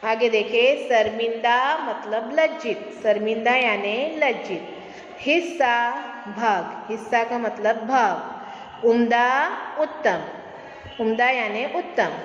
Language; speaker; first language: Hindi; non-native, local second language; Gujarati